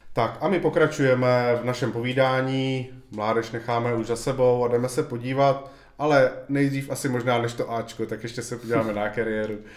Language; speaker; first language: Czech; native; Czech